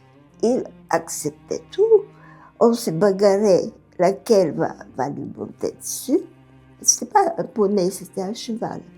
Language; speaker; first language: French; non-native, fluent; Bulgarian